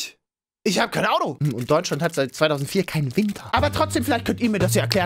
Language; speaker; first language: German; native; German